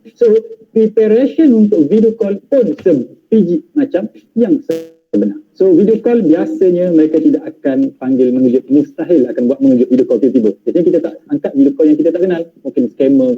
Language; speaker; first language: Malay; native; Malay